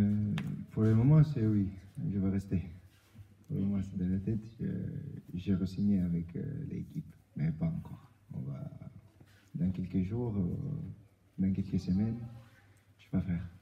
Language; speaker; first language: French; non-native, learner; Albanian